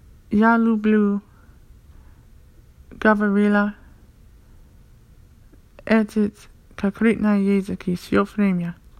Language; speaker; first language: Russian; non-native, learner; English